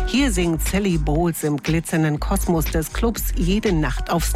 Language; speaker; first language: German; native; German